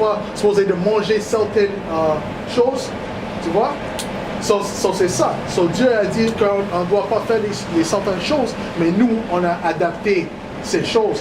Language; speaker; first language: French; non-native, learner; English